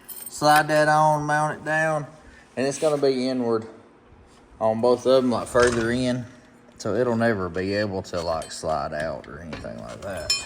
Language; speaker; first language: English; native; English